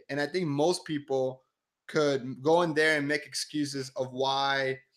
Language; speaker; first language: English; early bilingual, other home language; Spanish